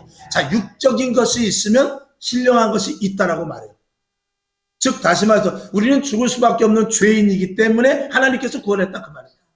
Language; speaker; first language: Korean; native; Korean